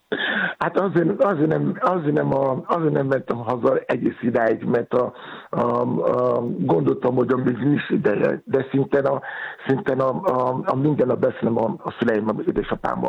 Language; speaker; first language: Hungarian; non-native, learner; Yoruba